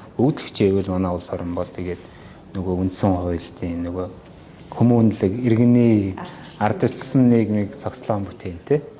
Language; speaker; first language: Mongolian; non-native, local second language; Kazakh